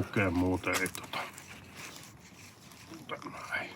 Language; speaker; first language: Finnish; native; Finnish